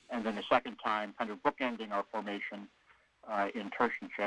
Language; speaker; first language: English; native; English